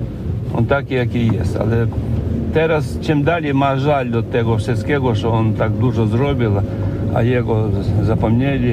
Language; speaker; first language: Polish; non-native, learner; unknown